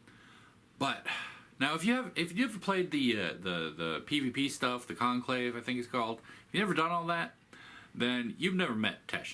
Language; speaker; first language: English; native; English